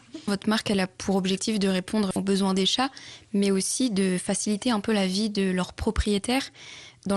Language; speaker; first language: French; native; French